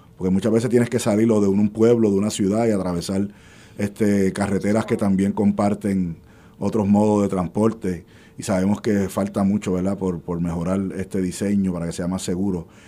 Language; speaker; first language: Spanish; native; Spanish